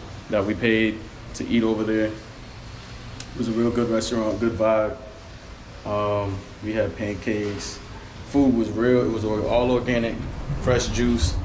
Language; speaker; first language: English; native; English